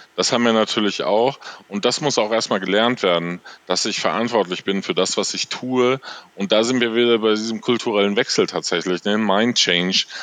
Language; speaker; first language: German; native; German